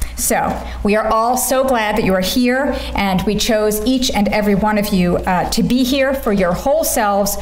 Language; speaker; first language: English; native; English